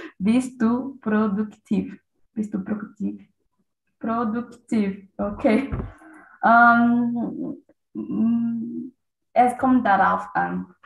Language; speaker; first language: German; non-native, learner; Portuguese